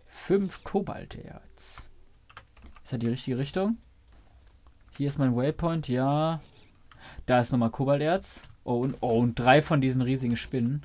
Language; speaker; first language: German; native; German